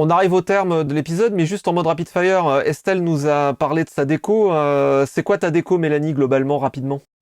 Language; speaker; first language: French; native; French